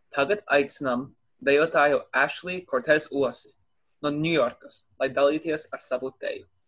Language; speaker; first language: Latvian; early bilingual, heritage; Latvian